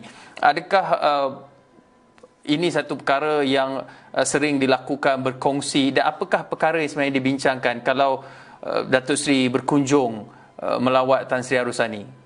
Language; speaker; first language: Malay; native; Malay